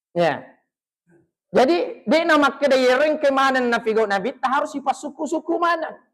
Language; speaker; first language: Malay; non-native, local second language; Buginese